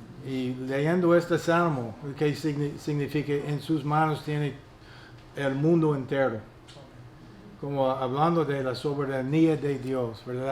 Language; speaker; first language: Spanish; non-native, fluent; English